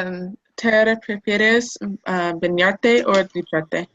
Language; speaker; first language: Spanish; non-native, learner; English